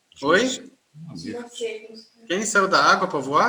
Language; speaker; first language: Portuguese; native; Portuguese